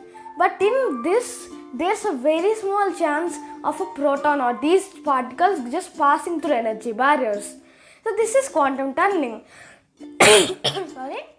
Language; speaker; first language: English; early bilingual, other home language; Telugu